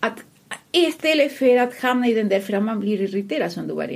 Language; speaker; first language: Swedish; non-native, fluent; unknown